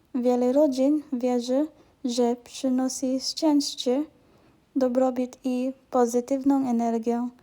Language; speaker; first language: Polish; non-native, learner; Filipino